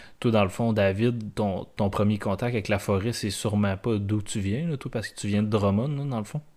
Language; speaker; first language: French; native; French